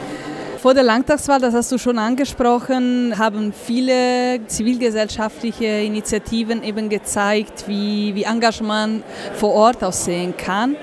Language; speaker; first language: German; native; German